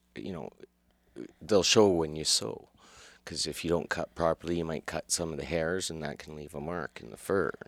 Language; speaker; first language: English; native; English